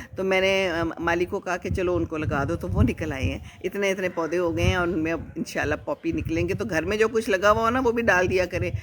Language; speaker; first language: Urdu; native; Urdu